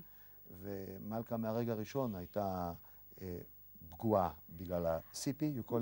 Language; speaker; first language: Hebrew; native; Hebrew